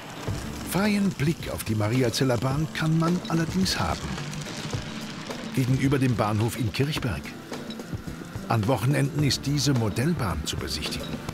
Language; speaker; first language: German; native; German